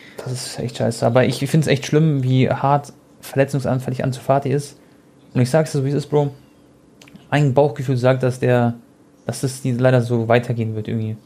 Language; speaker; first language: German; early bilingual, other home language; Croatian